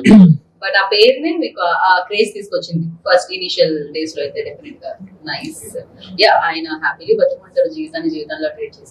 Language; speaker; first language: Telugu; native; Telugu